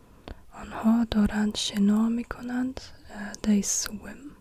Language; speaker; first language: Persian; non-native, learner; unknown